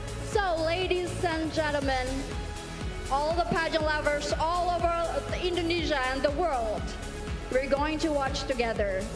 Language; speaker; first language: English; non-native, fluent; Indonesian